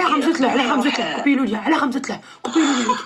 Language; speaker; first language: Arabic; native; Arabic